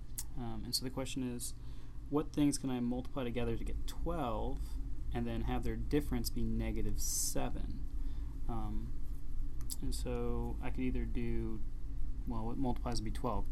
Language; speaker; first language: English; native; English